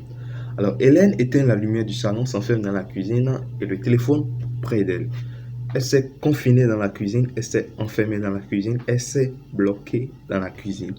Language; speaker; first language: French; native; French